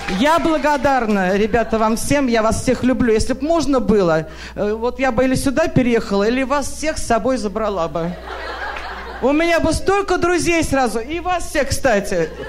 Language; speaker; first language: Russian; native; Russian